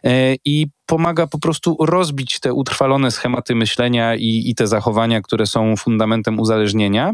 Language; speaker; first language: Polish; native; Polish